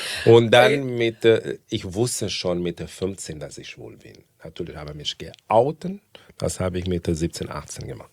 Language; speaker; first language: German; non-native, fluent; Portuguese